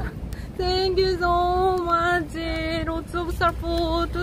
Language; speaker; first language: English; non-native, learner; Japanese